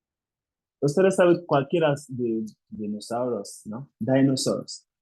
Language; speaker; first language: Spanish; non-native, fluent; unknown